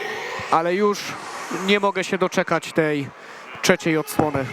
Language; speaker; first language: Polish; native; Polish